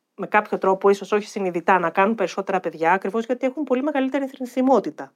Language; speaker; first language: Greek; native; Greek